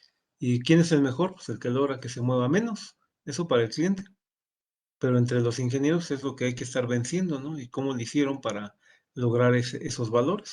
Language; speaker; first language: Spanish; native; Spanish